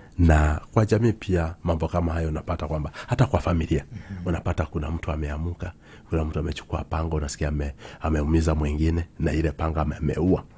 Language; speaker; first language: Swahili; non-native, local second language; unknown